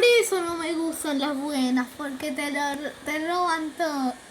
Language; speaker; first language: Spanish; native; Spanish